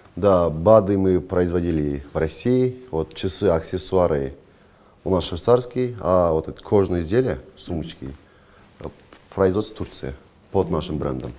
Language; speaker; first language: Russian; non-native, local second language; Kazakh